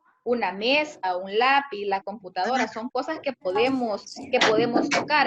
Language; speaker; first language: Spanish; native; Spanish